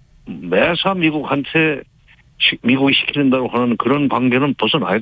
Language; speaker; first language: Korean; native; Korean